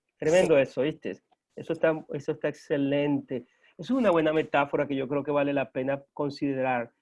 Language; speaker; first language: Spanish; native; Spanish